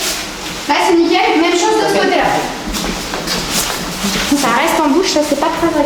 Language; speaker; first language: French; native; French